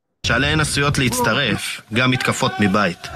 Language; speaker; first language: Hebrew; native; Hebrew